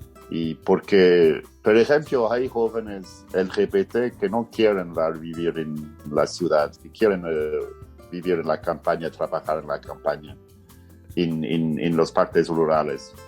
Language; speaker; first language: Spanish; non-native, fluent; English